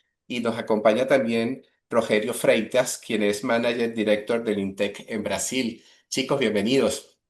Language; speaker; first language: Spanish; native; Spanish